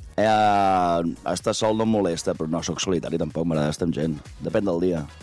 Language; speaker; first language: Catalan; native; Catalan